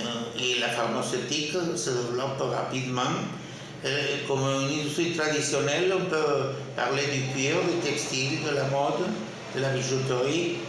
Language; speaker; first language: French; non-native, fluent; Spanish